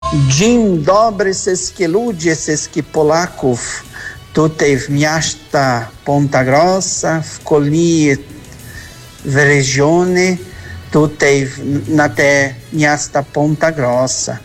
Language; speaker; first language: Polish; early bilingual, heritage; Polish